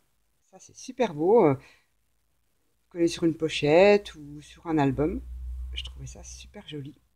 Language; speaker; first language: French; native; French